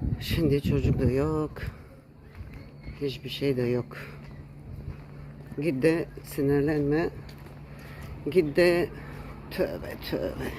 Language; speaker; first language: Turkish; early bilingual, heritage; Turkish